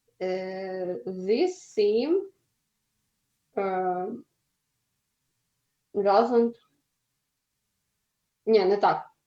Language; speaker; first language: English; non-native, learner; Ukrainian